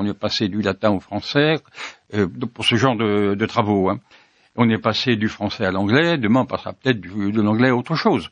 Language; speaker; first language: French; native; French